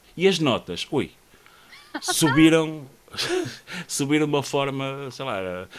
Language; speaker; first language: Portuguese; native; Portuguese